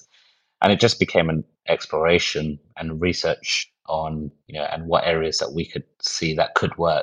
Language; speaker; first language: English; native; English